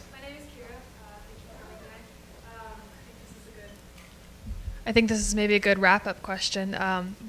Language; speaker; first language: English; native; English